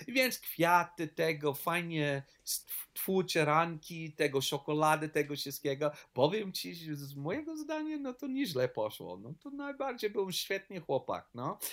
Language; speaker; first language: Polish; non-native, learner; English